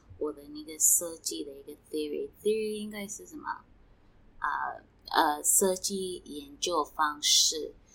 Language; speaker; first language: Chinese; non-native, fluent; Swati